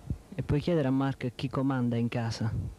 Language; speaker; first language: Italian; native; Italian